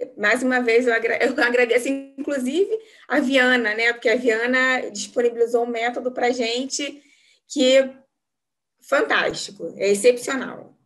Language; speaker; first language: Portuguese; native; Portuguese